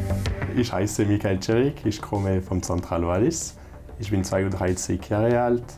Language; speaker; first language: German; non-native, local second language; French